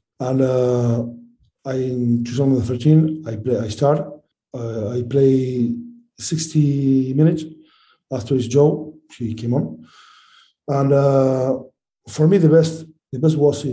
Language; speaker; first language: English; non-native, learner; Spanish